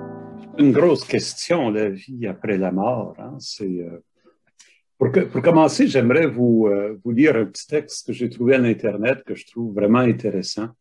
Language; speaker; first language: French; native; French